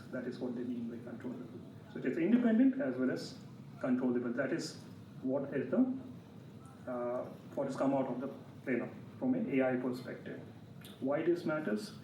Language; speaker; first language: English; non-native, local second language; Bangla